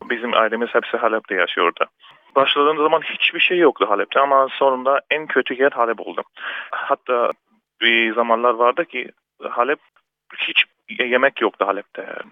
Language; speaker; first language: Turkish; early bilingual, heritage; Turkish